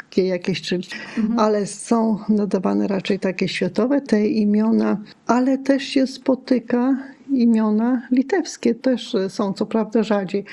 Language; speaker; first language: Polish; non-native, local second language; Lithuanian